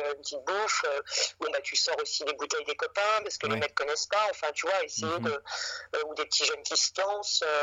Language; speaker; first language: French; native; French